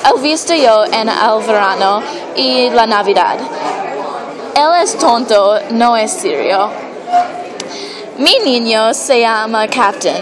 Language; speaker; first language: Spanish; non-native, learner; English